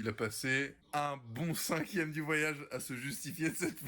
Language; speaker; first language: French; native; French